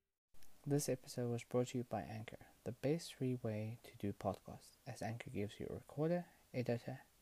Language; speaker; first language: English; non-native, fluent; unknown